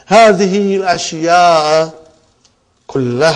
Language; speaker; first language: Arabic; non-native, fluent; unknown